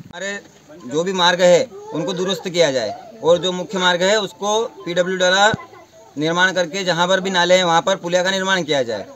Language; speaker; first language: Hindi; native; Hindi